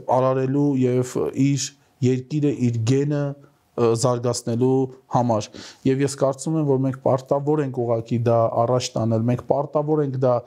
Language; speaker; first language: Armenian; native; Armenian